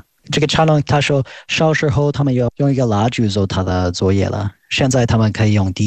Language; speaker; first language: Chinese; non-native, fluent; English